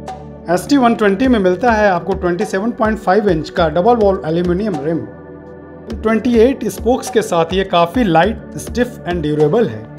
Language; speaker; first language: Hindi; native; Hindi